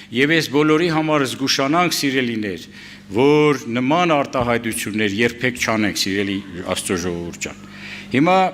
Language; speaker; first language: Armenian; native; Armenian